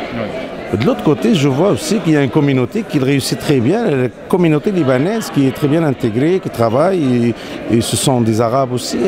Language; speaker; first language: French; non-native, local second language; Arabic